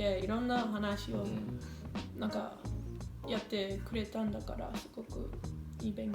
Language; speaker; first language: Japanese; non-native, fluent; English